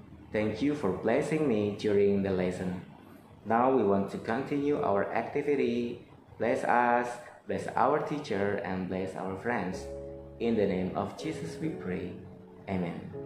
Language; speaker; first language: English; non-native, fluent; Indonesian